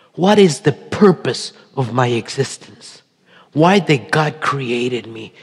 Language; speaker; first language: English; early bilingual, other home language; Spanish